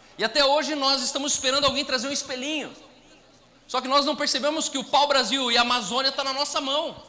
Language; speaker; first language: Portuguese; native; Portuguese